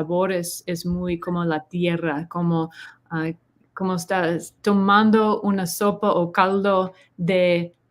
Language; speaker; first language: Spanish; non-native, learner; English